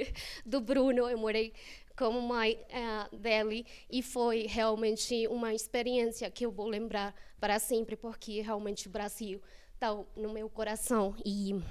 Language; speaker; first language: Portuguese; non-native, fluent; Spanish